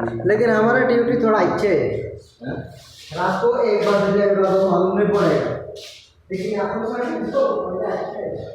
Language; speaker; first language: Hindi; non-native, learner; Bangla